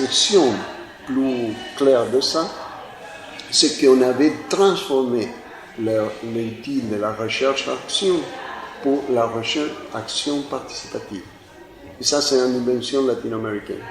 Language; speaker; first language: French; non-native, fluent; Spanish